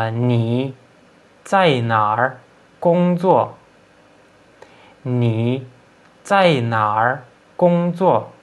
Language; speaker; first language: Chinese; non-native, fluent; Turkmen